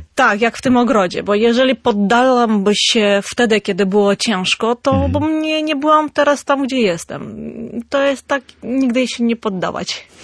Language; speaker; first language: Polish; non-native, fluent; Armenian